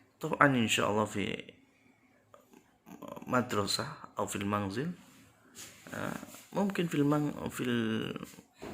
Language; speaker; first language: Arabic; non-native, fluent; Indonesian